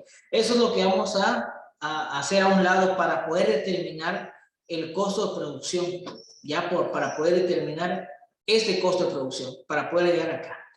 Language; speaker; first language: Spanish; native; Spanish